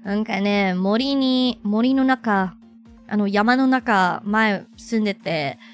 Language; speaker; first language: Japanese; non-native, fluent; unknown